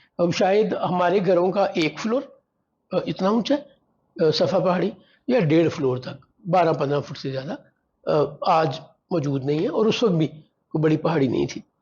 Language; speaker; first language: Urdu; non-native, local second language; Punjabi